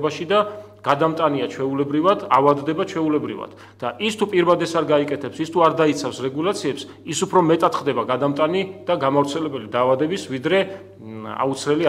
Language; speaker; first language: Georgian; native; Georgian